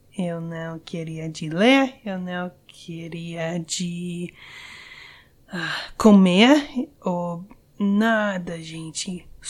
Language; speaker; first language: Portuguese; non-native, learner; English